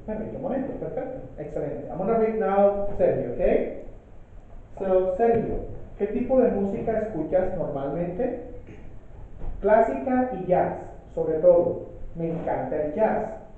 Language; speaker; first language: Spanish; native; Spanish